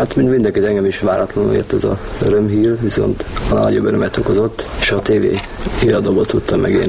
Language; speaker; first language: Hungarian; native; Hungarian